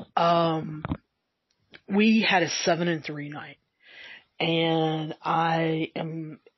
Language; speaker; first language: English; native; English